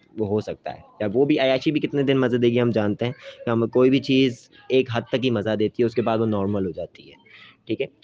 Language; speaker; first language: Urdu; native; Urdu